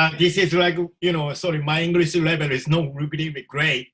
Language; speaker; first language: English; non-native, learner; Japanese